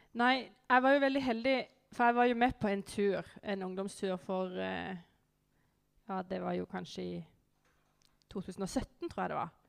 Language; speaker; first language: Norwegian; native; Norwegian